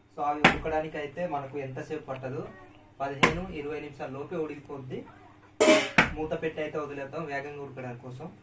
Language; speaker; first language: Telugu; non-native, local second language; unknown